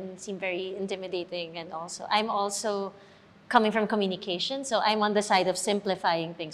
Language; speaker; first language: English; non-native, local second language; Filipino